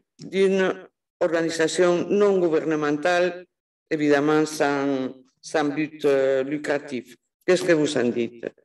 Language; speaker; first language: French; non-native, fluent; Spanish